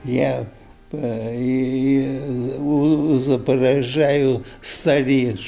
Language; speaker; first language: Russian; non-native, local second language; Ingush